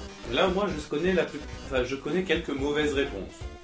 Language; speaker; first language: French; native; French